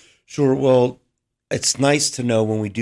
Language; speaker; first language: English; native; English